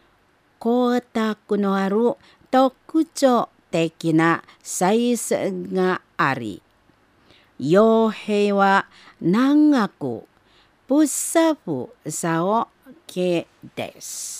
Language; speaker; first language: Japanese; non-native, fluent; Indonesian